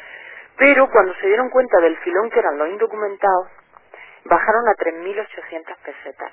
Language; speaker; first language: Spanish; native; Spanish